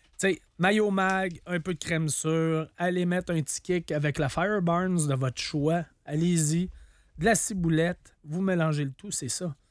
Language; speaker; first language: French; native; French